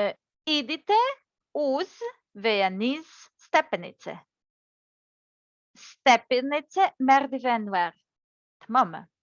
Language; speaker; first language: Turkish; non-native, learner; Serbian